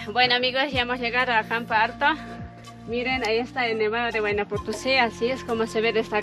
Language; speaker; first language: Spanish; native; Spanish